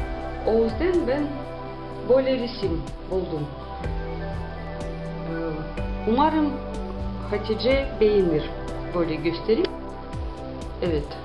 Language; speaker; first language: Turkish; non-native, learner; Russian